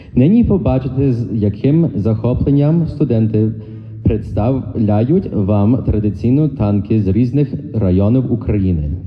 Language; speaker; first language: Ukrainian; early bilingual, other home language; English